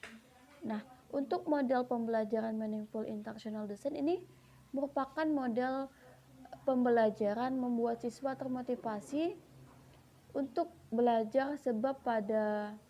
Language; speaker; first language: Indonesian; native; Indonesian